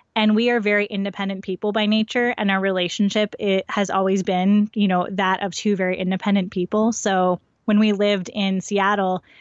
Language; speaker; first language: English; native; English